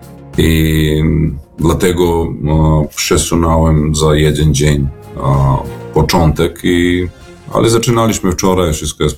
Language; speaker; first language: Polish; non-native, learner; Serbian